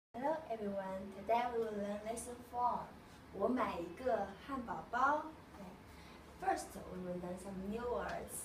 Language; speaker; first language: English; non-native, learner; Chinese